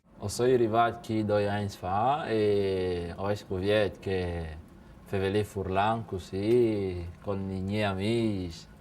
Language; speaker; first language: Italian; non-native, learner; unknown